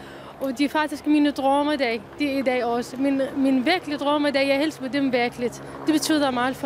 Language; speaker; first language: Danish; non-native, learner; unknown